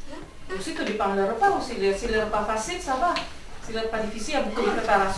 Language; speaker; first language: French; non-native, fluent; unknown